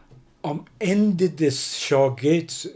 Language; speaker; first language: German; non-native, learner; Persian